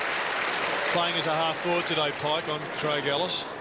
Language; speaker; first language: English; native; English